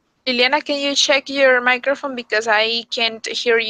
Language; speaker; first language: English; non-native, fluent; Spanish